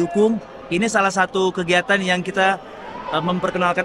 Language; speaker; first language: Indonesian; native; Indonesian